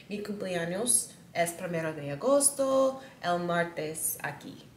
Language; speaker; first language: Spanish; non-native, learner; English